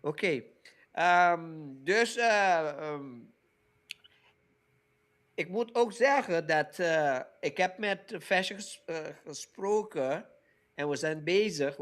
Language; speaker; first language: Dutch; non-native, local second language; Papiamento